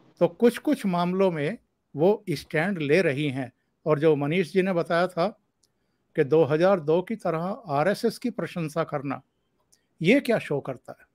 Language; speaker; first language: Hindi; native; Hindi